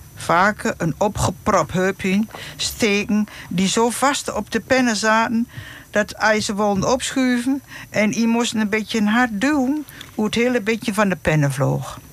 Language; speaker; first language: Dutch; native; Dutch